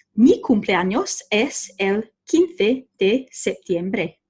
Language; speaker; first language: Spanish; non-native, fluent; English